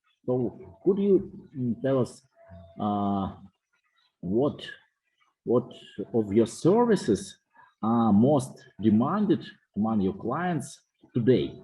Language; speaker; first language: English; non-native, fluent; Russian